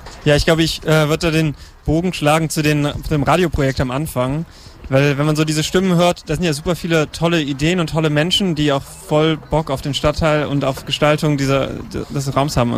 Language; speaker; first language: German; native; German